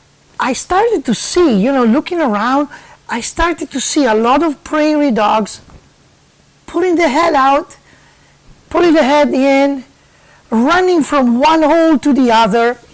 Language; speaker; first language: English; non-native, fluent; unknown